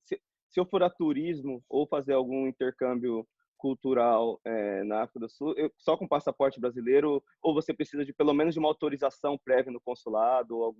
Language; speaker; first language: Portuguese; native; Portuguese